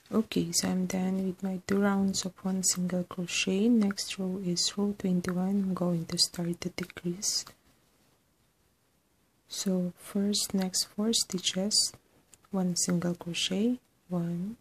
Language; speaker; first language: English; non-native, fluent; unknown